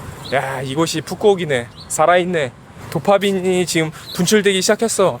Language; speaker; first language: Korean; native; Korean